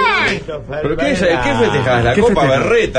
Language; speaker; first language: Spanish; native; Spanish